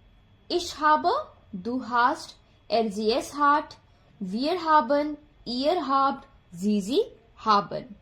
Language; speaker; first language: German; non-native, fluent; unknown